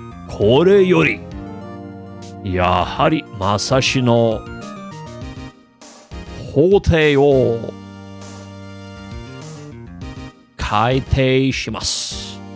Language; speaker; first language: Japanese; non-native, learner; English